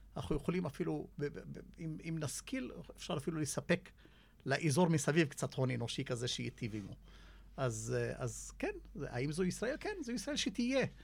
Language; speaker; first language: Hebrew; non-native, local second language; Arabic